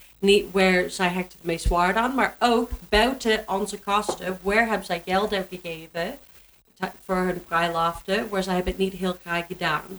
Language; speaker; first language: Dutch; non-native, learner; English